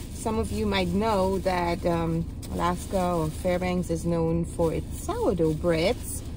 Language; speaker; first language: English; non-native, fluent; German